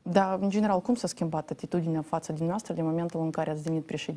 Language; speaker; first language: Romanian; native; Romanian